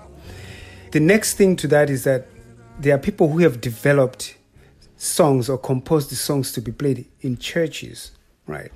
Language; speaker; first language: English; non-native, local second language; Shona